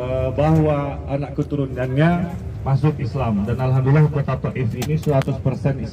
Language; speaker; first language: Indonesian; native; Indonesian